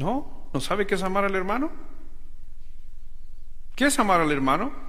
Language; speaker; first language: Spanish; native; Spanish